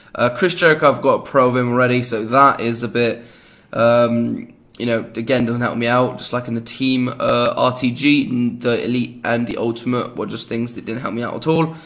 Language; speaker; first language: English; native; English